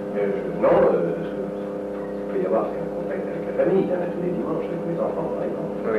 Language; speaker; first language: French; native; French